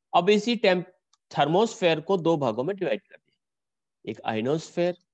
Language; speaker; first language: Hindi; native; Hindi